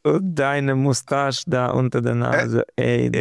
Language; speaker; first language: German; non-native, learner; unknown